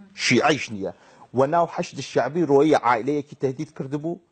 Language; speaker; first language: Central Kurdish; non-native, local second language; Turkish